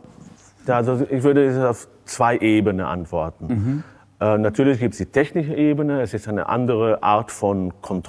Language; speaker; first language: German; non-native, fluent; Hebrew